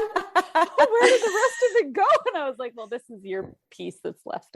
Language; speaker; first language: English; native; English